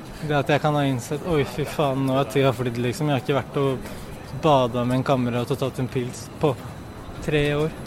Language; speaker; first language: Norwegian; native; Norwegian